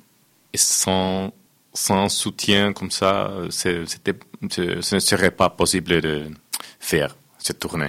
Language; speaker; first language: French; non-native, fluent; Finnish